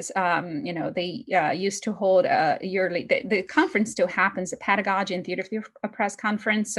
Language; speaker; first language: English; non-native, fluent; Portuguese